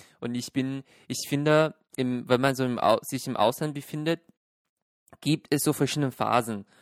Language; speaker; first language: German; non-native, fluent; Chinese